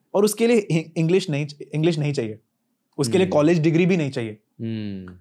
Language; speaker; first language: Hindi; native; Hindi